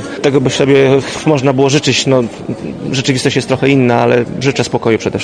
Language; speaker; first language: Polish; native; Polish